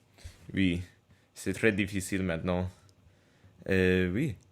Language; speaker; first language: French; non-native, learner; English